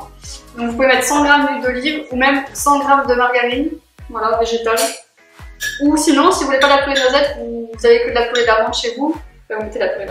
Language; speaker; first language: French; native; French